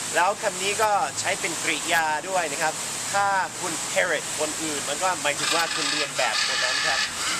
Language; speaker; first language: Thai; non-native, fluent; English